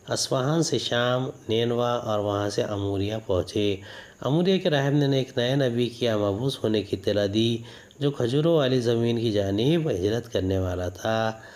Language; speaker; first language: Urdu; native; Urdu